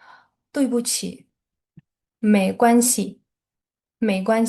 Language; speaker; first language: Chinese; non-native, fluent; Uzbek